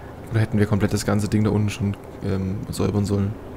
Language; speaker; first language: German; native; German